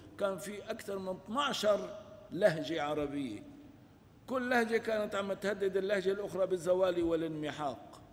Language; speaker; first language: Arabic; non-native, local second language; Kurdish